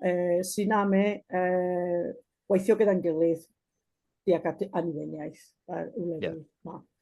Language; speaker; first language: Welsh; non-native, fluent; Basque